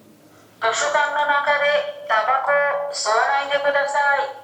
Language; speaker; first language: Japanese; non-native, learner; Bangla